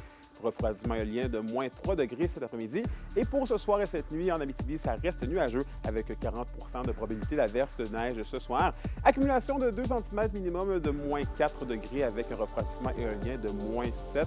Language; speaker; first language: French; native; French